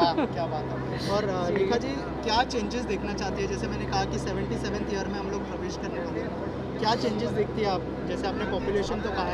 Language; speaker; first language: Hindi; native; Hindi